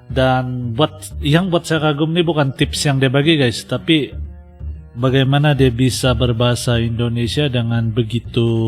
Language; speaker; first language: Indonesian; non-native, local second language; Malay